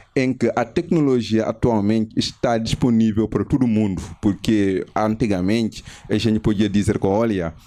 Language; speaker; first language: Portuguese; non-native, fluent; Wolof